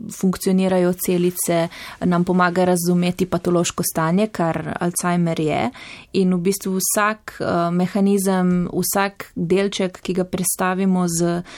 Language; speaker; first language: Slovenian; non-native, local second language; Italian